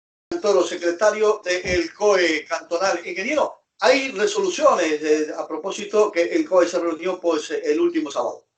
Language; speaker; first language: Spanish; native; Spanish